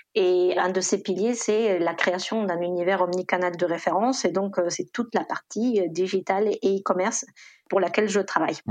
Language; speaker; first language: French; non-native, fluent; Spanish